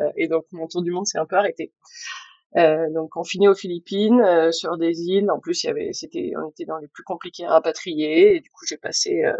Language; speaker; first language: French; native; French